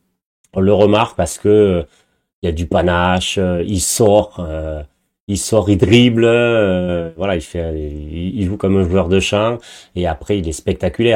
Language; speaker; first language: French; native; French